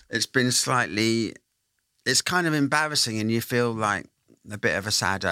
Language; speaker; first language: English; native; English